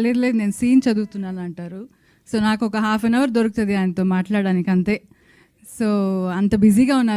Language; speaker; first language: Telugu; non-native, local second language; Kannada